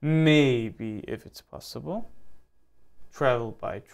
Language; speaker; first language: English; non-native, fluent; German